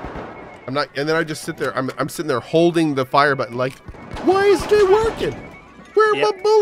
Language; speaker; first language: English; native; English